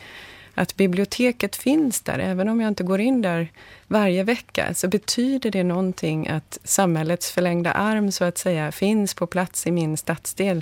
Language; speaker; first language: Swedish; native; Swedish